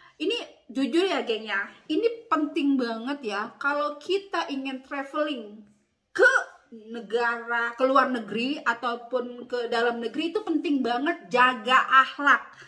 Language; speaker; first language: Indonesian; native; Indonesian